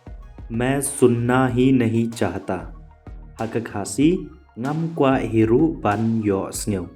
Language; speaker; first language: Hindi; non-native, local second language; Khasi